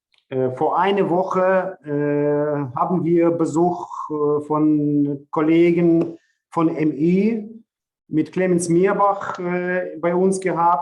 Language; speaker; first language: German; non-native, fluent; Ukrainian